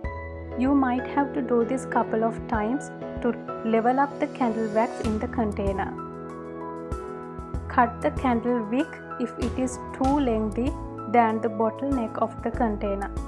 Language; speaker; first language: English; non-native, fluent; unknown